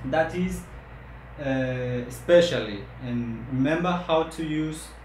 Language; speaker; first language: English; non-native, fluent; Spanish